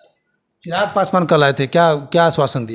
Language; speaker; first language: Hindi; native; Hindi